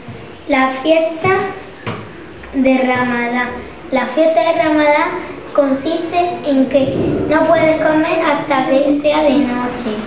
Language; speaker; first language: Spanish; early bilingual, other home language; Arabic